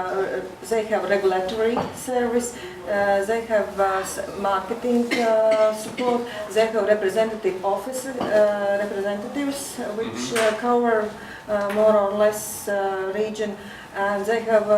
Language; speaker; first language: English; non-native, learner; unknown